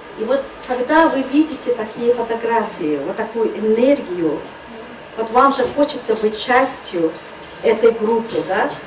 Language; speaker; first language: Russian; non-native, fluent; Mongolian